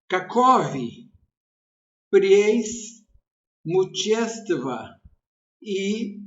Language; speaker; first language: Russian; non-native, learner; Portuguese